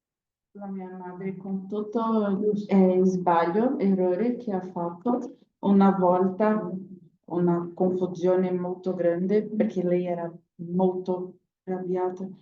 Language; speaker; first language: Italian; non-native, learner; Portuguese